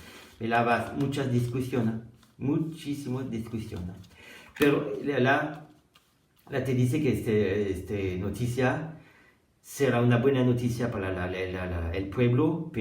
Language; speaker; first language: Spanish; non-native, learner; French